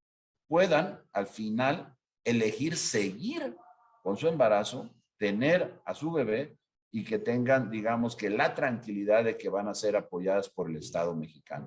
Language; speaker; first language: Spanish; native; Spanish